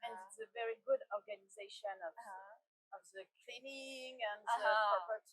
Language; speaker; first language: English; non-native, learner; French